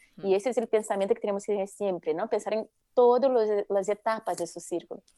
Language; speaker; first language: Spanish; non-native, fluent; Portuguese